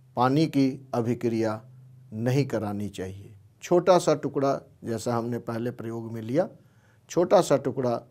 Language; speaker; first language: Hindi; native; Hindi